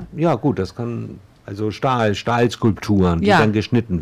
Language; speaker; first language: German; native; German